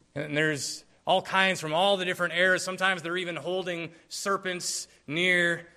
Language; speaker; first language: English; native; English